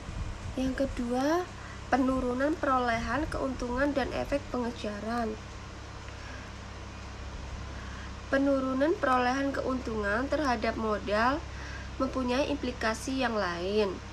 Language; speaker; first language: Indonesian; native; Indonesian